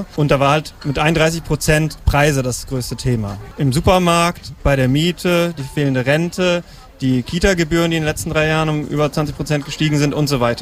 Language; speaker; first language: German; native; German